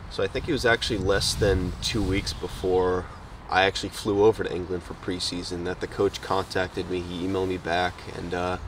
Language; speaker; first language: English; native; English